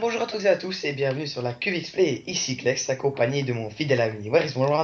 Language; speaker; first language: French; native; French